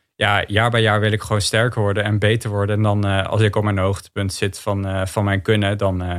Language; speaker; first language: Dutch; native; Dutch